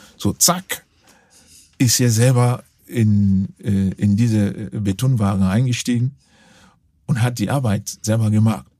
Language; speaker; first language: German; non-native, fluent; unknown